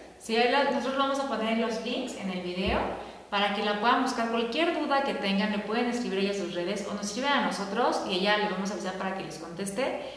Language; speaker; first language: Spanish; native; Spanish